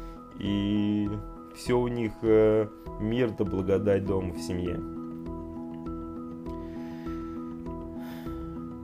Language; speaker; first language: Russian; native; Russian